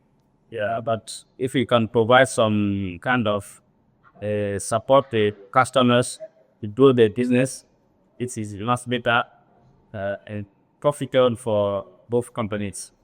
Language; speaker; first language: English; non-native, learner; French